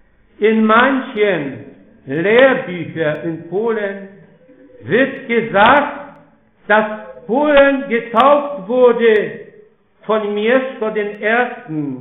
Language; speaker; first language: German; non-native, fluent; Polish